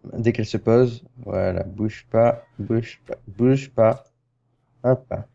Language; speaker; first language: French; native; French